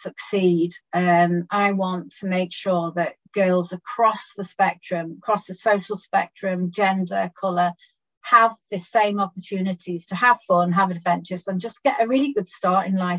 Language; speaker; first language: English; native; English